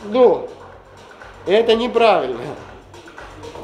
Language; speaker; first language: Russian; non-native, fluent; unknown